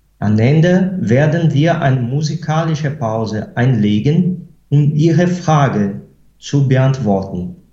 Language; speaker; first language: German; non-native, fluent; Portuguese